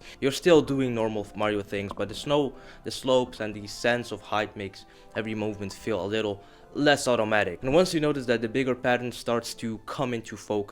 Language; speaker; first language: English; non-native, fluent; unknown